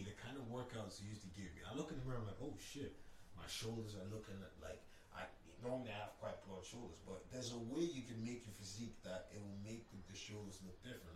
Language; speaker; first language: English; native; English